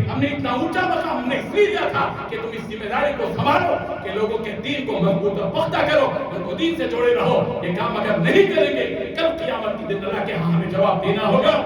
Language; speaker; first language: Urdu; native; Urdu